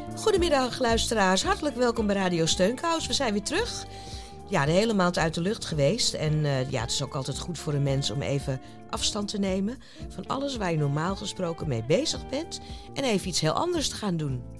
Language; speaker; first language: Dutch; native; Dutch